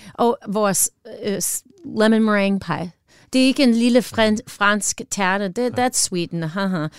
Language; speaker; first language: Danish; non-native, learner; English